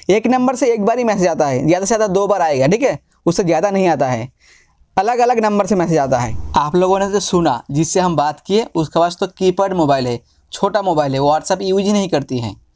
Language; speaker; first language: Hindi; non-native, local second language; Bangla